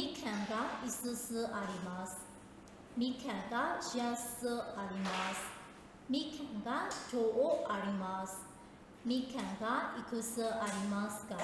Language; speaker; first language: Japanese; non-native, fluent; Burmese